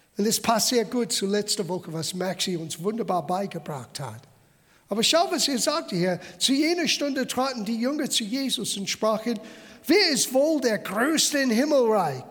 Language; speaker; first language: German; non-native, fluent; English